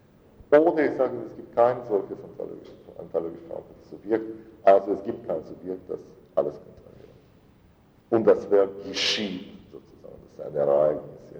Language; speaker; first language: German; non-native, fluent; Russian